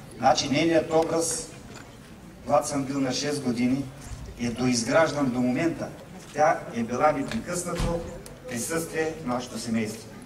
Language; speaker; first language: Bulgarian; native; Bulgarian